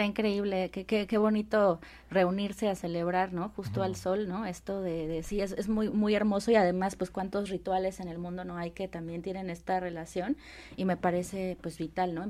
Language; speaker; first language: Spanish; native; Spanish